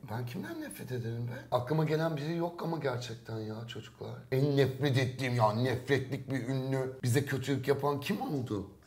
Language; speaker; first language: Turkish; native; Turkish